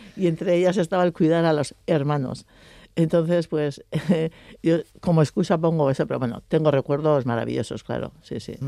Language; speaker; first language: Spanish; native; Spanish